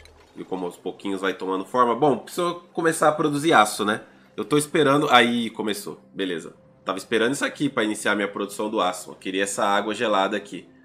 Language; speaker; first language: Portuguese; native; Portuguese